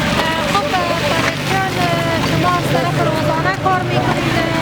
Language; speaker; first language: Persian; native; Persian